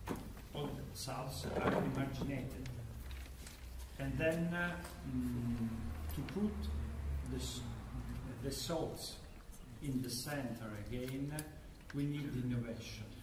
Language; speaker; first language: English; non-native, learner; Italian